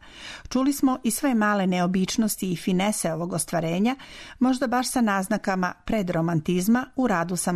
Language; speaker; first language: Serbian; native; Serbian